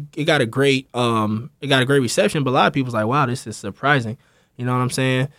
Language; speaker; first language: English; native; English